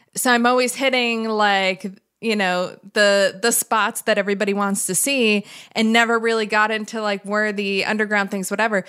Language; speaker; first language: English; native; English